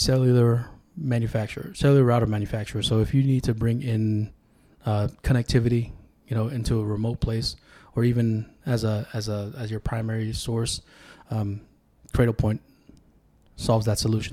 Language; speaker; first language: English; early bilingual, other home language; Tongan